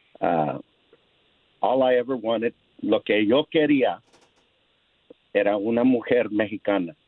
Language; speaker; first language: Spanish; non-native, learner; English